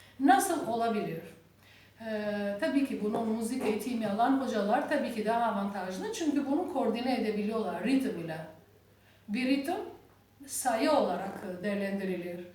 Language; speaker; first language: Turkish; non-native, learner; Albanian